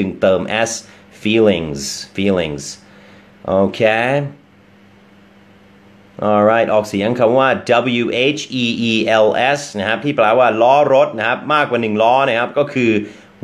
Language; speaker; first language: Thai; non-native, fluent; English